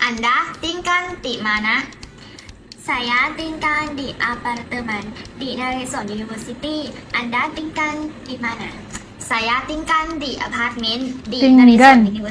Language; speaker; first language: Indonesian; non-native, learner; Thai